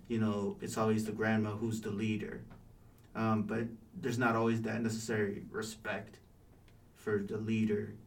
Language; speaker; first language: English; early bilingual, other home language; Spanish